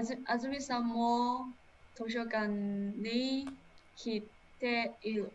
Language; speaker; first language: Japanese; non-native, learner; English